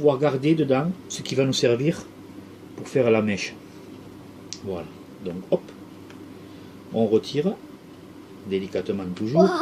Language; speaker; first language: French; native; French